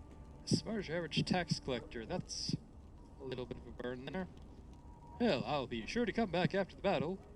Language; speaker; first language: English; native; English